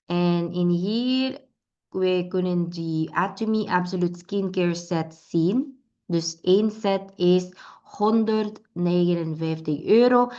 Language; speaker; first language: Dutch; non-native, learner; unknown